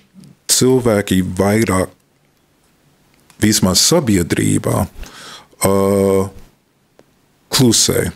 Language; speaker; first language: Latvian; non-native, fluent; English